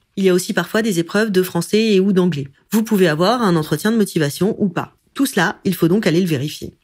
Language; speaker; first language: French; native; French